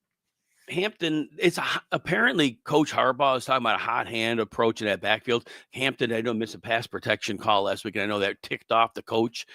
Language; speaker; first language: English; native; English